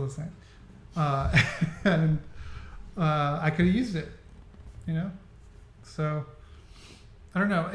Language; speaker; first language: English; native; English